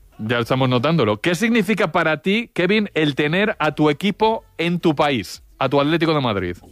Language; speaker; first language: Spanish; native; Spanish